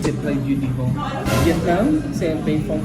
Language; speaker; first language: French; non-native, fluent; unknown